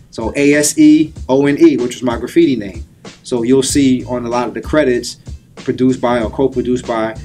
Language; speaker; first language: English; native; English